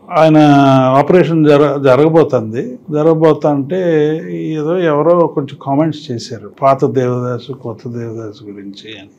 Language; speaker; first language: Telugu; native; Telugu